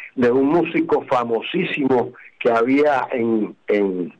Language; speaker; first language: Spanish; native; Spanish